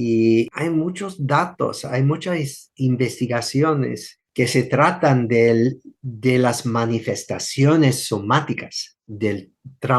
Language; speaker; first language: Spanish; non-native, fluent; English